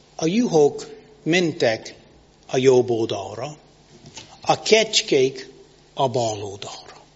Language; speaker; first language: Hungarian; non-native, learner; English